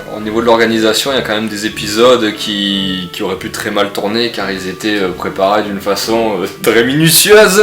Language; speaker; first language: French; native; French